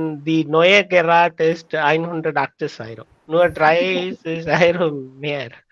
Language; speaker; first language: German; non-native, learner; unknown